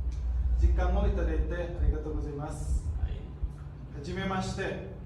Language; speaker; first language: Japanese; non-native, learner; Indonesian